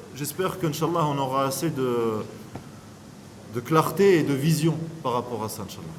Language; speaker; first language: French; non-native, local second language; Arabic